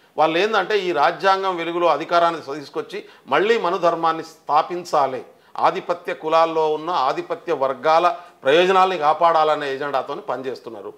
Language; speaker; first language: Telugu; non-native, local second language; Lambadi